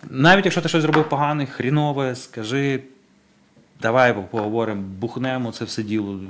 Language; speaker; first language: Ukrainian; native; Ukrainian